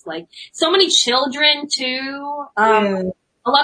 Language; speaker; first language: English; native; English